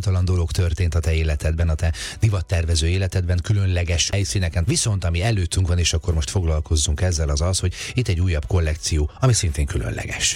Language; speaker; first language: Hungarian; native; Hungarian